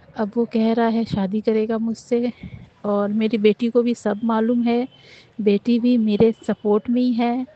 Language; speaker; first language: Hindi; non-native, local second language; Nepali